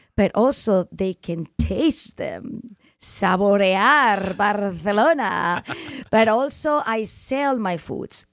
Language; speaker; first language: English; non-native, fluent; Spanish